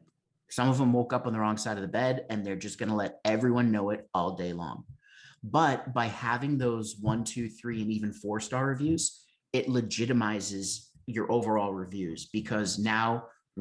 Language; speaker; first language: English; native; English